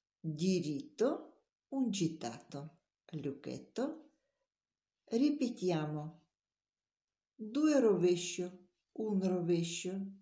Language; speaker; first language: Italian; non-native, learner; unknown